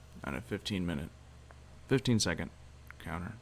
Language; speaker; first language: English; native; English